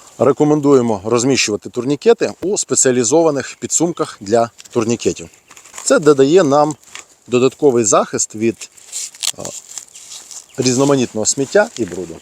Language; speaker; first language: Ukrainian; native; Ukrainian